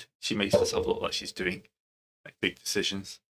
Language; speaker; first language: English; native; English